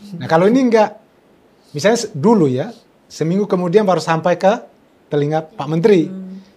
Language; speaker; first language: Indonesian; non-native, local second language; Tetum